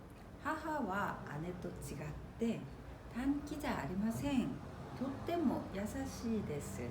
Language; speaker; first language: Japanese; non-native, fluent; Korean